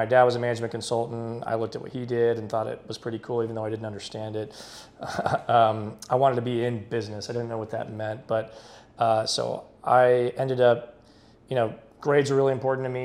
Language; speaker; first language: English; native; English